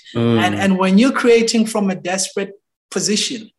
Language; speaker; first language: English; non-native, local second language; Xhosa